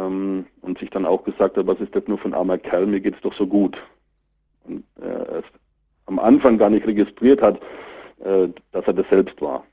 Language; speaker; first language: German; native; German